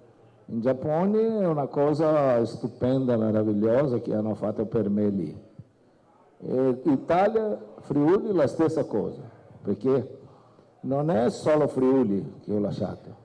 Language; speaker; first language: Italian; non-native, fluent; Portuguese